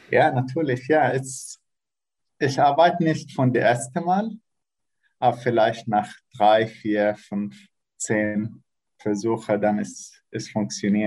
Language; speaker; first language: German; non-native, learner; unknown